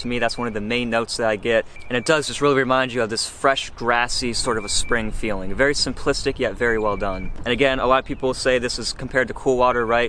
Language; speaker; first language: English; native; English